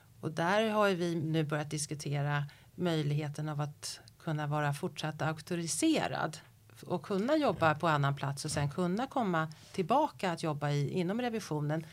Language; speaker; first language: Swedish; native; Swedish